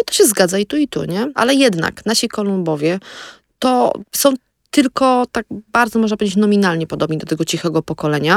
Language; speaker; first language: Polish; native; Polish